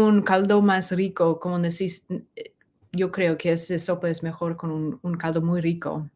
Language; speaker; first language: Spanish; non-native, learner; English